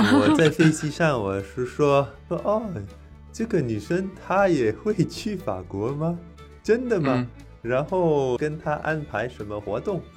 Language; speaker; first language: Chinese; non-native, learner; French